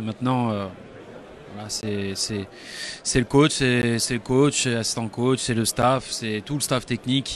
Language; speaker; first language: French; native; French